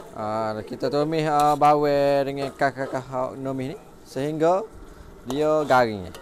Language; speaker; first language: Malay; native; Malay